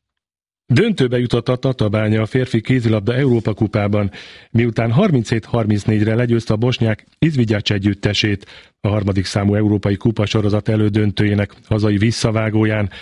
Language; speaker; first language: Hungarian; native; Hungarian